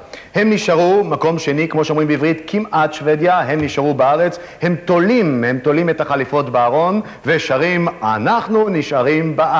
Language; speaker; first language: Hebrew; native; Hebrew